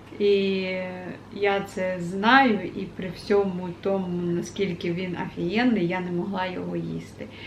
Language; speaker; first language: Ukrainian; native; Ukrainian